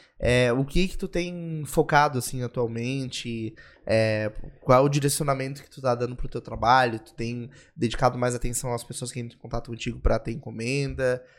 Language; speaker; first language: Portuguese; native; Portuguese